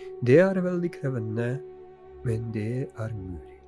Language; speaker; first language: Norwegian; non-native, fluent; Polish